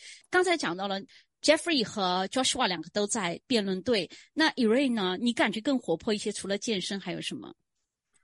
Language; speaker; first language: Chinese; native; Chinese